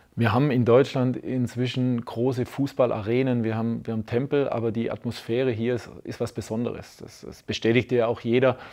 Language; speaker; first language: German; native; German